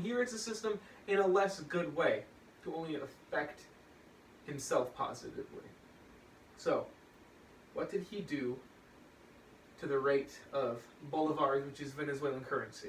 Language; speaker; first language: English; native; English